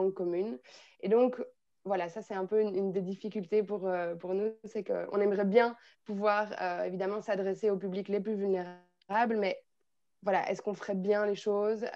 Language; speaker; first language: French; native; French